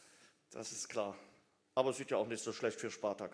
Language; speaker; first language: German; native; German